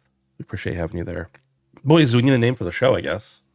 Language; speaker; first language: English; native; English